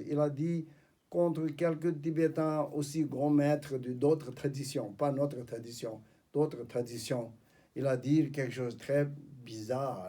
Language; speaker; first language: French; non-native, fluent; Tibetan